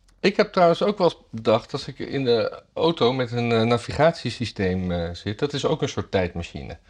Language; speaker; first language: Dutch; native; Dutch